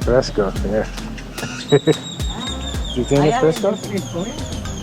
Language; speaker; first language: Spanish; non-native, learner; English